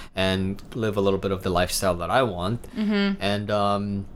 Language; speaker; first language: English; non-native, local second language; Cebuano